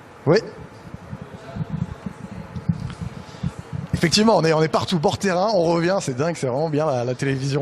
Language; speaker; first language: French; native; French